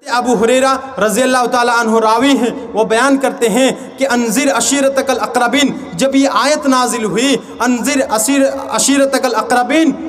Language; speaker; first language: Urdu; non-native, local second language; Bangla